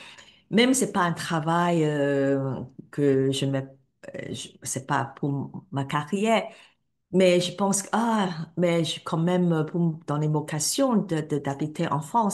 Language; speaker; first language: French; non-native, fluent; Cantonese